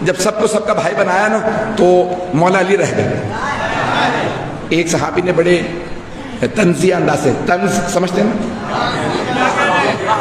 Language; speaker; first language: Urdu; native; Urdu